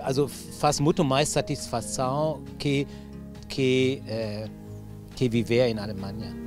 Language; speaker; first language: Portuguese; non-native, fluent; German